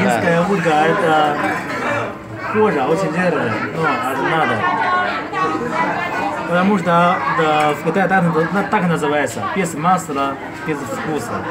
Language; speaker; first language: Russian; non-native, learner; Chinese